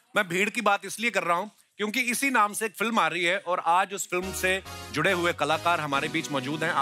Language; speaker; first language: Hindi; native; Hindi